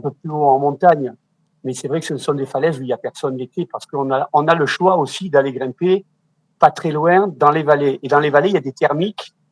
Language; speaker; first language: French; native; French